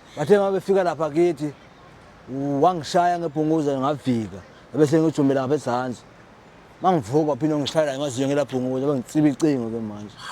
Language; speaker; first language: Zulu; non-native, local second language; Xhosa